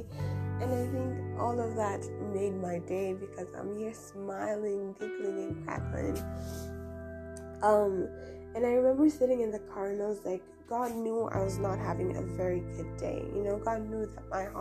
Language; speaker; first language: English; non-native, local second language; Swahili